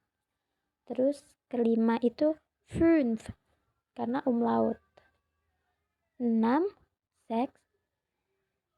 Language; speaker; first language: Indonesian; native; Indonesian